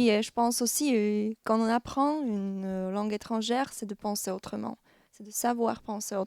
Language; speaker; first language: French; non-native, fluent; Slovak